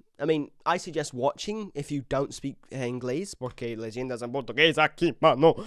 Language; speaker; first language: Portuguese; non-native, learner; English